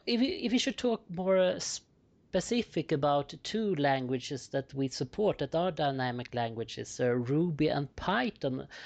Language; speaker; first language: English; non-native, fluent; Swedish